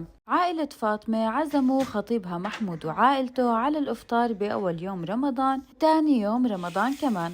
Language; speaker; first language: Arabic; native; Arabic